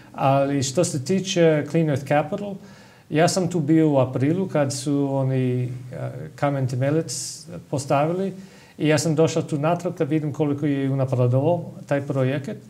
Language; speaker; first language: Serbian; non-native, fluent; English